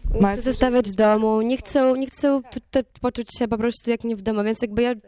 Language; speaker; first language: Polish; non-native, learner; Ukrainian